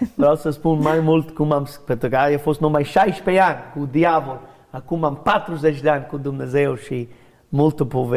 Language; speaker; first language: Romanian; non-native, fluent; English